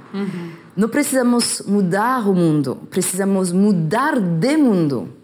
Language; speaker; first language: Portuguese; non-native, fluent; French